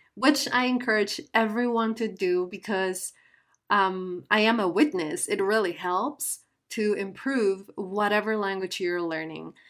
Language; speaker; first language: English; non-native, fluent; Spanish